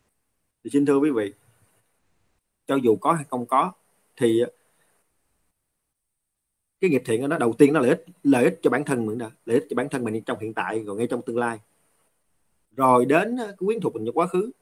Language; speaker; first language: Vietnamese; native; Vietnamese